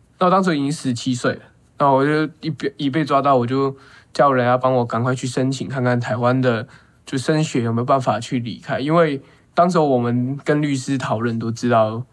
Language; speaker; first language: Chinese; non-native, local second language; Cantonese